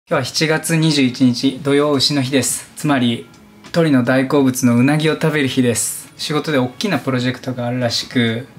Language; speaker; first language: Japanese; native; Japanese